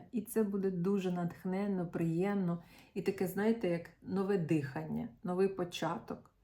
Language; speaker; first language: Ukrainian; non-native, local second language; Russian